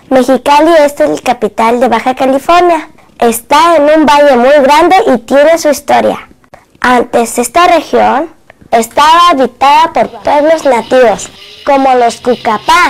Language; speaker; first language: Spanish; early bilingual, other home language; Cantonese